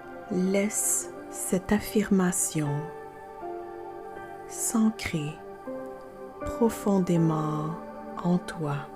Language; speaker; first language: French; native; French